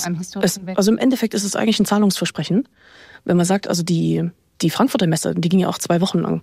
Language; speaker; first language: German; native; German